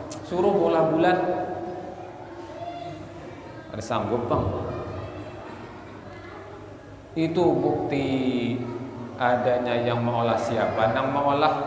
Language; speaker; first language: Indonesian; non-native, local second language; Banjar